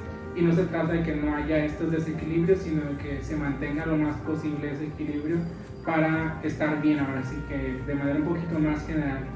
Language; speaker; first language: Spanish; native; Spanish